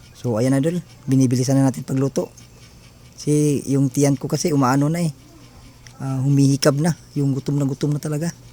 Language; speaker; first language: Filipino; non-native, local second language; Cebuano